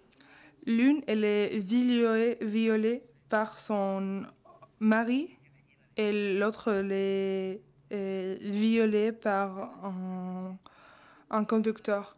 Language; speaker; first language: French; non-native, fluent; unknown